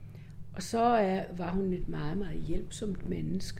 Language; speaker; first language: Danish; non-native, fluent; Greek